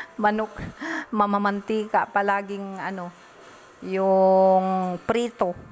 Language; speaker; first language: Filipino; non-native, local second language; Bikol